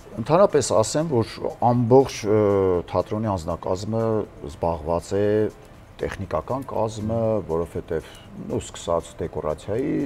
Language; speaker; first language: Armenian; native; Armenian